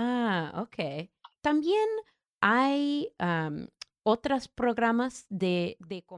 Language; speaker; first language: Spanish; non-native, learner; English